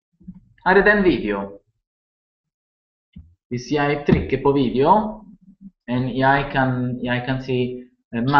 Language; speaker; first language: Norwegian; non-native, learner; Italian